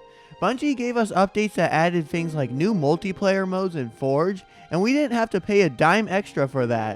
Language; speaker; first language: English; native; English